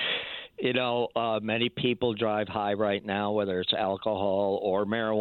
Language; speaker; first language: English; native; English